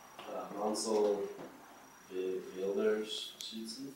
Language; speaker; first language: German; non-native, learner; English